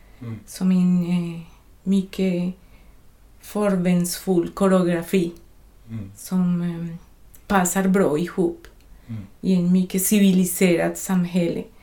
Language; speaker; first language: Swedish; non-native, fluent; Spanish